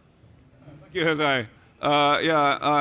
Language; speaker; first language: English; native; English